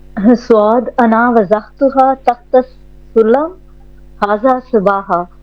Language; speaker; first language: Arabic; non-native, learner; Urdu